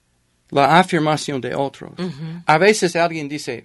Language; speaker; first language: Spanish; non-native, fluent; English